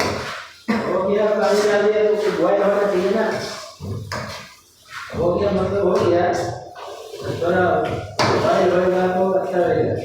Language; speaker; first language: Hindi; non-native, learner; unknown